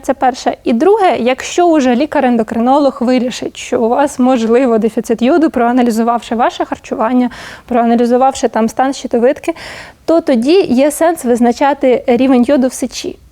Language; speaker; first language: Ukrainian; native; Ukrainian